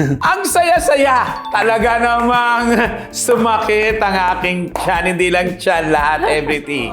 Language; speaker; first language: Filipino; native; Filipino